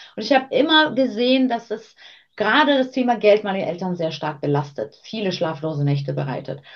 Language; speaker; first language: German; early bilingual, other home language; Armenian